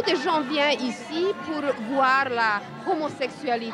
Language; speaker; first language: French; non-native, learner; Serbian